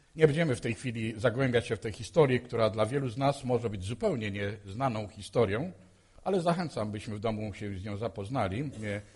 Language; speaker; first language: Polish; native; Polish